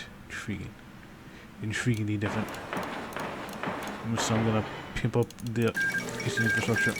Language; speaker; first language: English; native; English